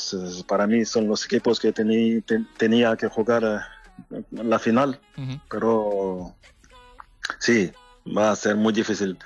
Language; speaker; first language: Spanish; non-native, fluent; French